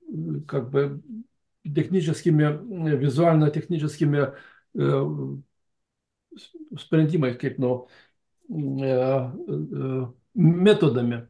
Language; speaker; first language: Russian; non-native, fluent; Lithuanian